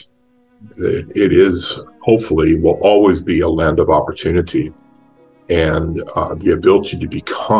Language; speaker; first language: English; native; English